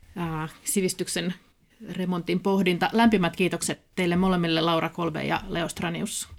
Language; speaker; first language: Finnish; native; Finnish